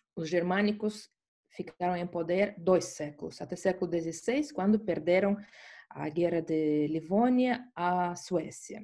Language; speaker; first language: Portuguese; non-native, fluent; Estonian